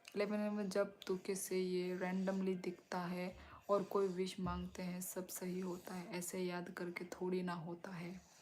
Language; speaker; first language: Hindi; non-native, local second language; Kok Borok